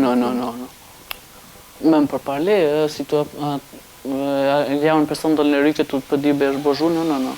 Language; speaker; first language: French; non-native, learner; Albanian